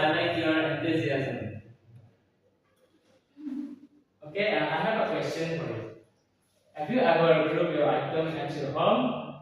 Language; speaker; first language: English; non-native, learner; Indonesian